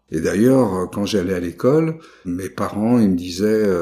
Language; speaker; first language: French; native; French